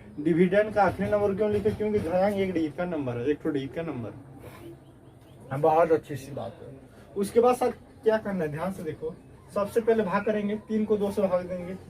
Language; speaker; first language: Hindi; native; Hindi